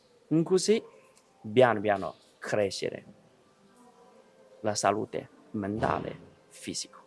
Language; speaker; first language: Italian; non-native, learner; Chinese